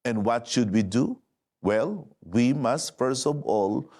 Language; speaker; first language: English; non-native, local second language; Filipino